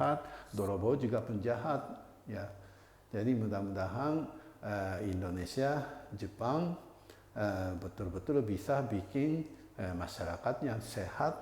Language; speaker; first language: Indonesian; non-native, fluent; Japanese